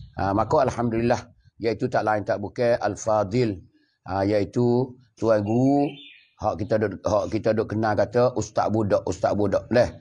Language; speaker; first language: Malay; native; Malay